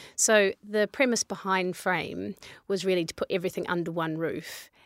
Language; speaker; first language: English; native; English